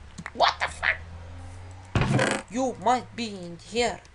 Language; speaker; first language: English; non-native, learner; Lithuanian